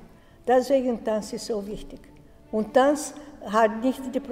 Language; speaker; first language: German; non-native, learner; Portuguese